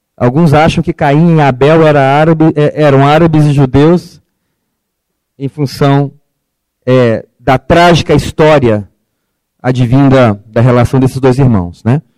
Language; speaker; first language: Portuguese; early bilingual, other home language; Arabic